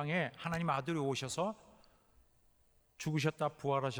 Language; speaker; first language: Japanese; non-native, fluent; Korean